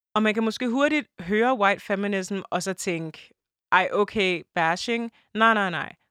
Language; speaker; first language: Danish; early bilingual, other home language; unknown